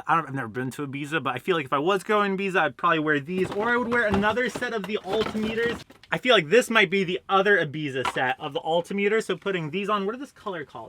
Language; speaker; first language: English; native; English